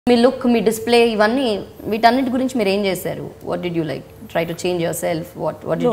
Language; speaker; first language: Telugu; native; Telugu